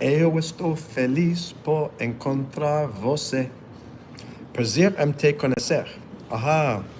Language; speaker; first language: Portuguese; non-native, learner; English